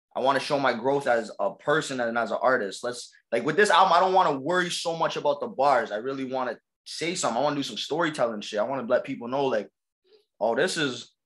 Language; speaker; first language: English; native; English